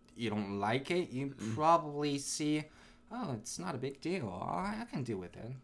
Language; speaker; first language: English; non-native, fluent; Chinese